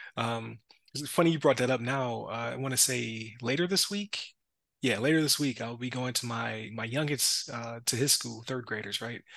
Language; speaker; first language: English; native; English